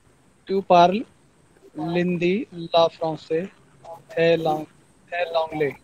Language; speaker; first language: French; non-native, learner; Hindi